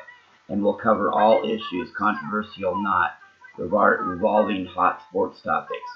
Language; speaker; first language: English; native; English